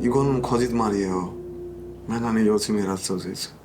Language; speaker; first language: Korean; non-native, learner; Bangla